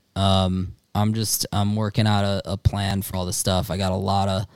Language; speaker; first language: English; native; English